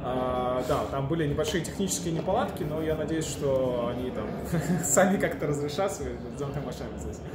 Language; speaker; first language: Russian; native; Russian